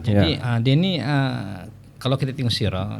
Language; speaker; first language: Malay; native; Malay